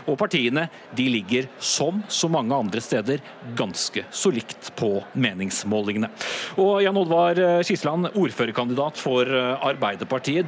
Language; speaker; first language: Norwegian; native; Norwegian